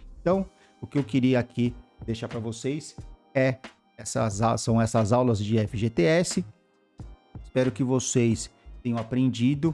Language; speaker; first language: Portuguese; native; Portuguese